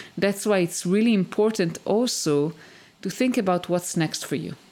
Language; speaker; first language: English; non-native, fluent; Hebrew